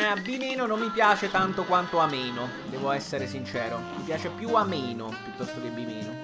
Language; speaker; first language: Italian; native; Italian